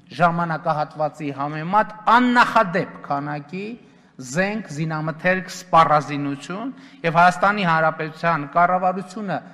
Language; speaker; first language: Armenian; native; Armenian